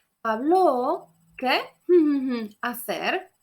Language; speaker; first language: Spanish; non-native, fluent; Polish